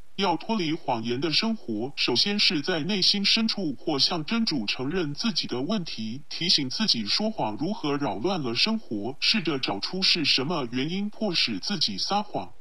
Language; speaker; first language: Chinese; non-native, local second language; Cantonese